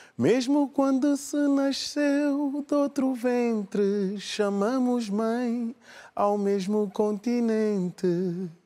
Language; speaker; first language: Portuguese; early bilingual, other home language; Kabuverdianu